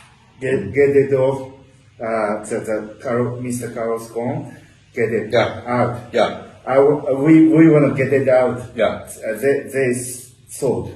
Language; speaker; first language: English; non-native, learner; Japanese